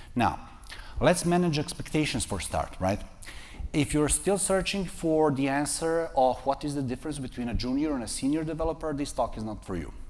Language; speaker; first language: English; non-native, fluent; Serbian